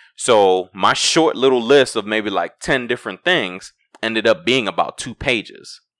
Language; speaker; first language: English; native; English